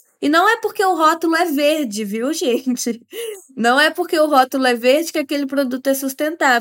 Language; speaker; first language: Portuguese; native; Portuguese